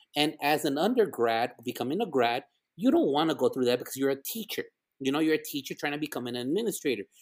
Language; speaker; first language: English; early bilingual, other home language; Spanish